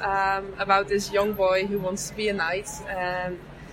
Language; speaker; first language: English; non-native, fluent; Dutch